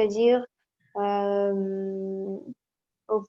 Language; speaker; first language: French; non-native, learner; Kazakh